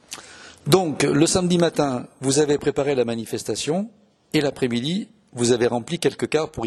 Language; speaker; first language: French; native; French